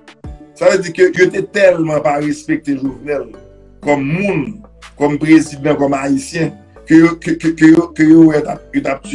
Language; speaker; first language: French; non-native, local second language; Haitian Creole